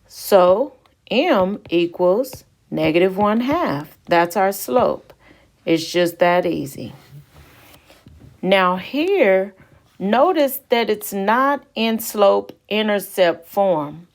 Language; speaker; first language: English; native; English